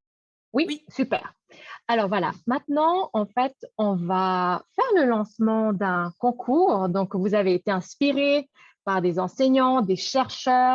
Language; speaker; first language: French; native; French